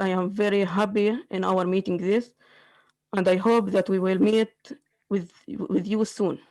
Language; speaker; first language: English; non-native, learner; Arabic